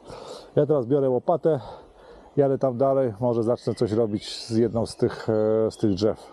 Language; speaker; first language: Polish; native; Polish